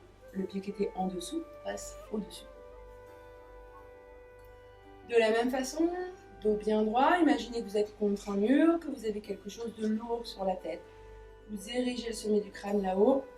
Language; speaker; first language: French; native; French